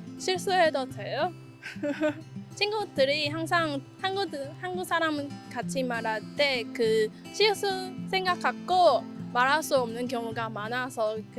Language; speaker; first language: Korean; non-native, learner; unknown